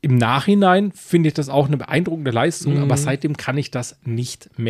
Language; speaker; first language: German; native; German